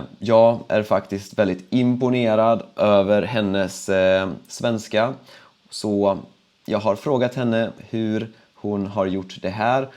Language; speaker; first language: Swedish; native; Swedish